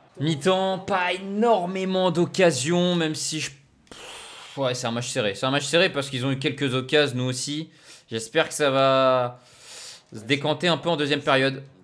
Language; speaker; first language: French; native; French